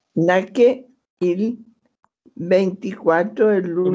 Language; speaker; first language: Italian; non-native, learner; Spanish